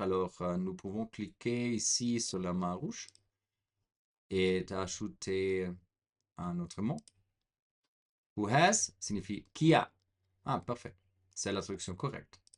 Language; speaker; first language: French; non-native, fluent; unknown